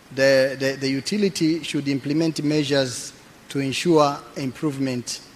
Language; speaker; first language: English; non-native, local second language; Swahili